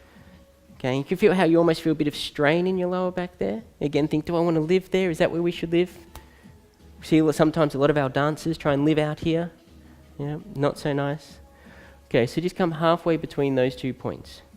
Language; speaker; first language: English; native; English